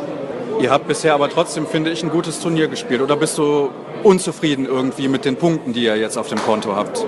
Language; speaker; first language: German; native; German